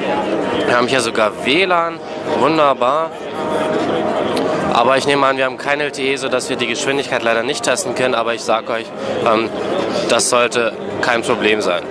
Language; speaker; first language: German; native; German